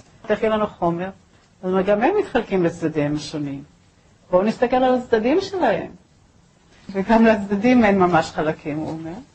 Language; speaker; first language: Hebrew; native; Hebrew